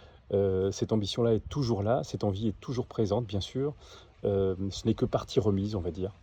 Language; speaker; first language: French; native; French